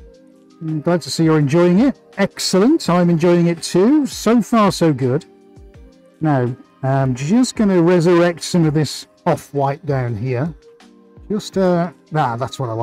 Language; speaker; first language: English; native; English